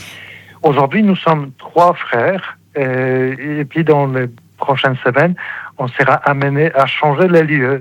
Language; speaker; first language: French; non-native, fluent; Polish